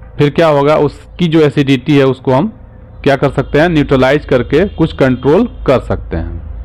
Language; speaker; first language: Hindi; native; Hindi